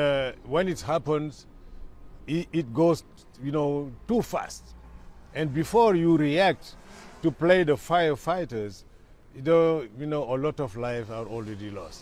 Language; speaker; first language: English; non-native, fluent; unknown